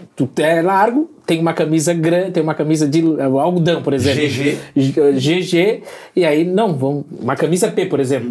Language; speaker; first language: Portuguese; native; Portuguese